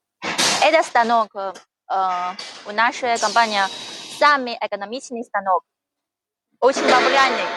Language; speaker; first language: Russian; non-native, learner; Chinese